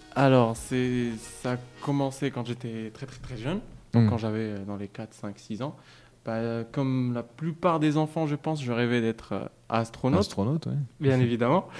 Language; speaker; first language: French; non-native, local second language; Arabic